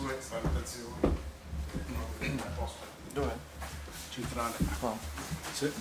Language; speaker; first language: Italian; native; Italian